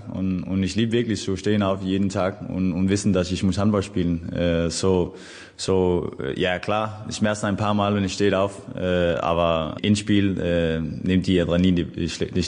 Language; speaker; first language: German; non-native, fluent; Danish